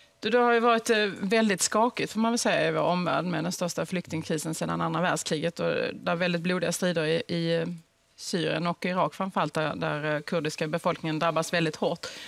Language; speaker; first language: Swedish; native; Swedish